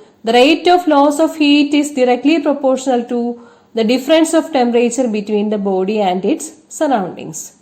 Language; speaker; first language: English; non-native, local second language; Malayalam